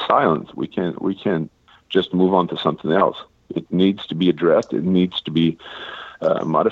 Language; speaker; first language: English; non-native, fluent; French